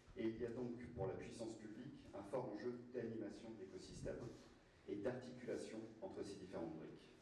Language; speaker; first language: French; native; French